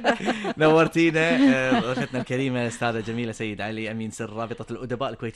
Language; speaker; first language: Arabic; native; Arabic